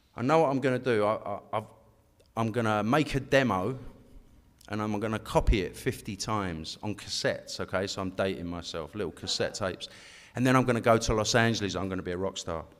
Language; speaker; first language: English; native; English